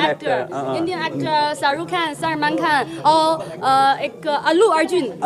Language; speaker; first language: Hindi; non-native, learner; Chinese